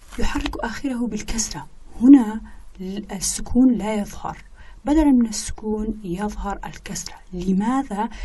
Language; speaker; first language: Arabic; non-native, local second language; Kurdish